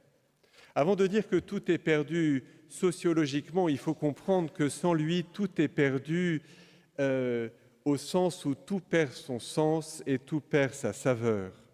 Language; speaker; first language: French; native; French